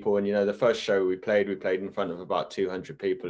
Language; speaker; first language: English; native; English